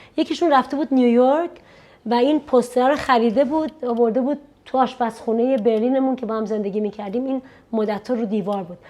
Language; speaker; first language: Persian; native; Persian